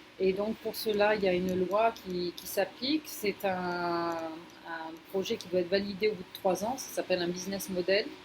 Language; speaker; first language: French; non-native, fluent; Spanish